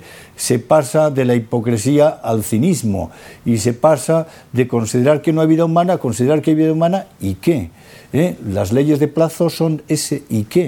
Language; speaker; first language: Spanish; native; Spanish